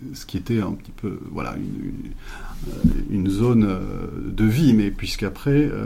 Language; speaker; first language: French; native; French